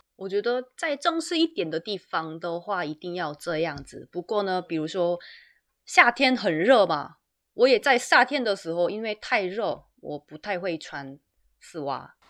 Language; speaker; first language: Chinese; non-native, fluent; Korean